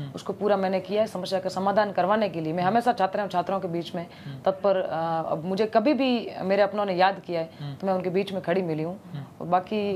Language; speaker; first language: Hindi; native; Hindi